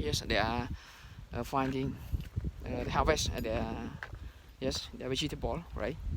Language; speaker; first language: English; non-native, learner; Khmer